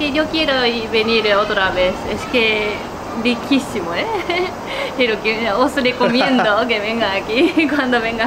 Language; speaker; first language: Spanish; non-native, fluent; Japanese